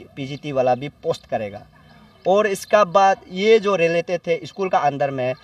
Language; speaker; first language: Hindi; non-native, local second language; Nyishi